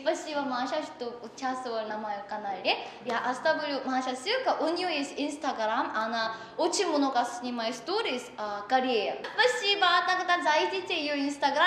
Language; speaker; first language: Russian; non-native, learner; Korean